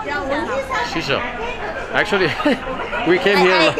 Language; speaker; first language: English; non-native, fluent; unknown